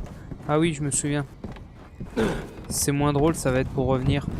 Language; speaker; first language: French; native; French